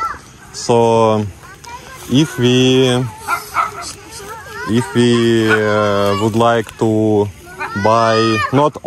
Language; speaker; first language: English; non-native, learner; Russian